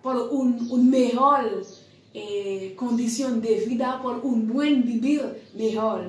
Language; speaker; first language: Spanish; non-native, learner; Haitian Creole